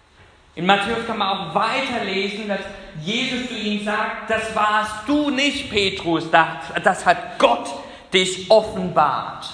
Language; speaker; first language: German; non-native, fluent; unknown